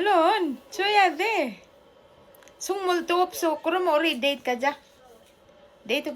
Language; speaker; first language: Korean; non-native, learner; Filipino